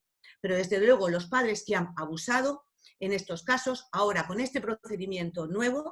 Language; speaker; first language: Spanish; native; Spanish